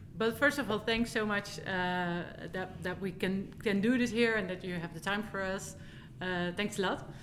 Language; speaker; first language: English; non-native, fluent; Dutch